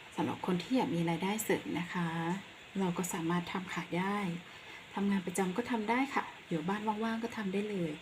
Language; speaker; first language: Thai; non-native, local second language; Northeastern Thai